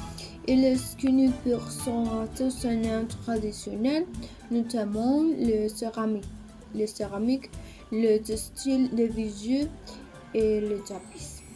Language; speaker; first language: French; non-native, learner; Spanish